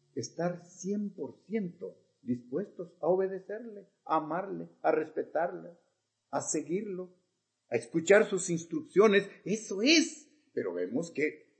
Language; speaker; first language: Spanish; native; Spanish